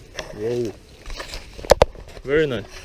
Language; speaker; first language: English; non-native, learner; Lithuanian